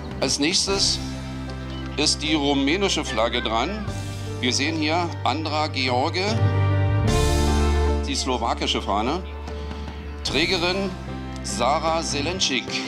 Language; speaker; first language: German; native; German